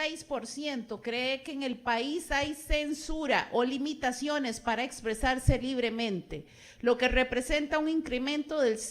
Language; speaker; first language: Spanish; native; Spanish